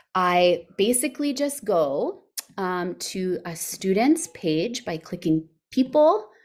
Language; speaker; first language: English; native; English